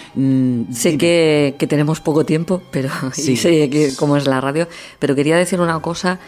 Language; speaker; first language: Spanish; native; Spanish